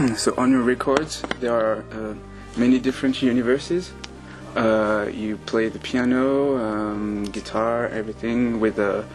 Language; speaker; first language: English; non-native, fluent; French